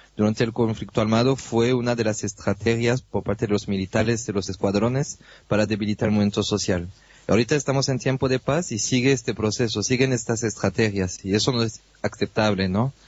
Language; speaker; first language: Spanish; non-native, fluent; French